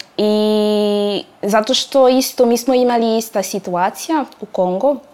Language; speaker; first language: Serbian; non-native, fluent; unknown